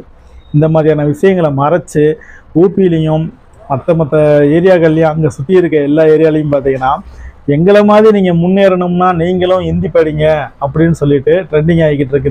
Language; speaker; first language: Tamil; native; Tamil